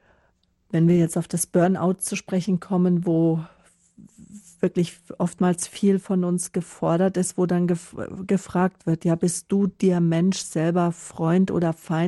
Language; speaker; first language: German; native; German